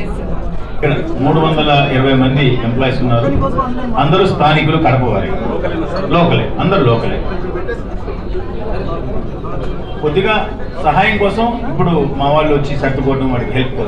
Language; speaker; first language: Telugu; native; Telugu